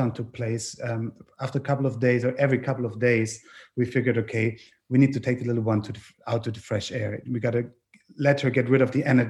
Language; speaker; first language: English; non-native, fluent; German